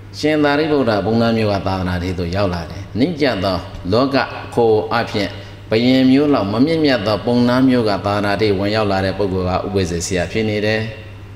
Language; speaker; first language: Burmese; native; Burmese